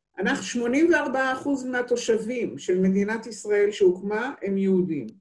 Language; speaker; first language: Hebrew; native; Hebrew